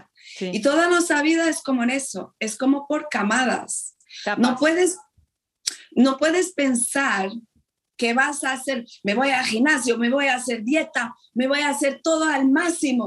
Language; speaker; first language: Spanish; non-native, fluent; Portuguese